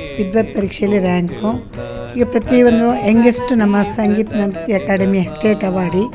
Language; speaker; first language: Kannada; native; Kannada